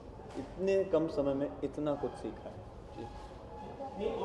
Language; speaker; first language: Hindi; native; Hindi